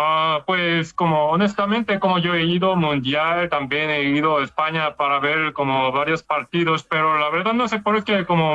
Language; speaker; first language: Spanish; non-native, learner; Korean